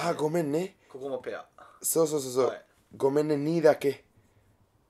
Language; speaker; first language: Japanese; non-native, learner; Spanish